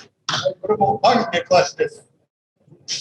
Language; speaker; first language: Japanese; native; Japanese